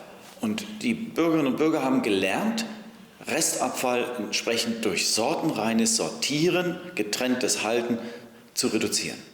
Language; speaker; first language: German; native; German